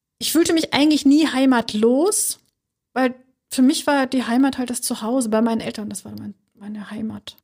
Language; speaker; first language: German; early bilingual, other home language; Turkish